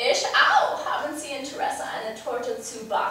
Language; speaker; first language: German; non-native, learner; English